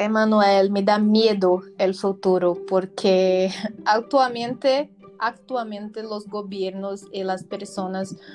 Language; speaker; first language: Spanish; non-native, learner; Portuguese